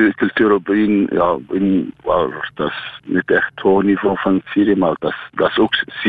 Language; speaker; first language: Dutch; non-native, fluent; Arabic